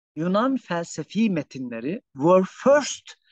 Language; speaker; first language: English; non-native, fluent; Turkish